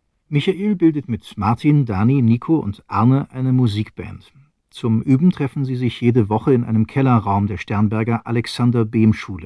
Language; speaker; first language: German; native; German